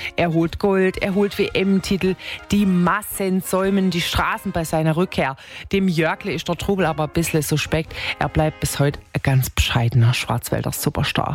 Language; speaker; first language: German; native; German